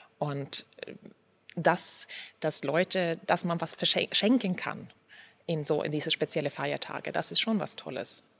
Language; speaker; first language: German; non-native, fluent; Swedish